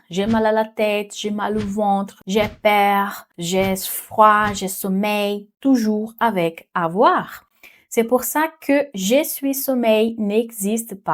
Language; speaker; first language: French; non-native, fluent; Portuguese